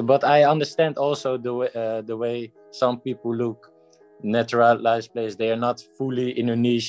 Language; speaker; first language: English; non-native, fluent; Dutch